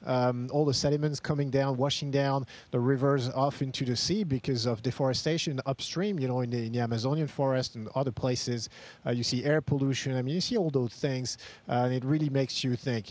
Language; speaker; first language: English; non-native, fluent; French